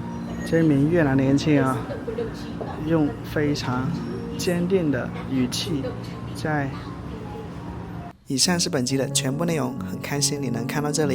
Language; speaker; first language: Chinese; native; Chinese